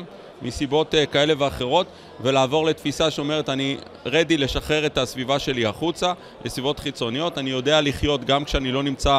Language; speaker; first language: Hebrew; native; Hebrew